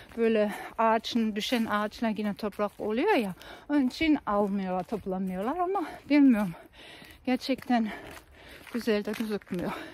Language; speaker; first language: Turkish; non-native, fluent; German